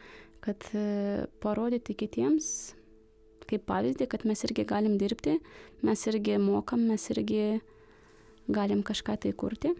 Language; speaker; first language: Lithuanian; non-native, local second language; Romany